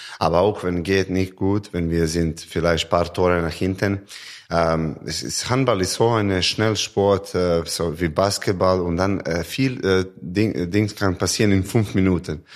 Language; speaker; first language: German; non-native, learner; Serbian